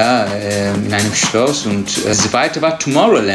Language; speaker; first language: German; non-native, learner; Turkish